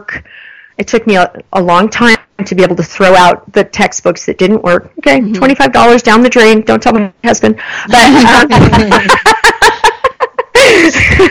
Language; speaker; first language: English; native; English